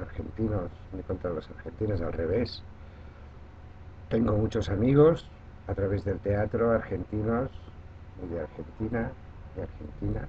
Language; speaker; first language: Spanish; non-native, local second language; Catalan